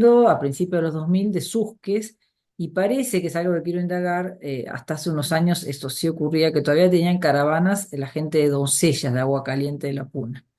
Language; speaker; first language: Spanish; native; Spanish